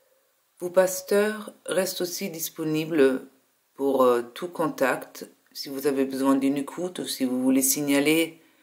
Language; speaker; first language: French; native; French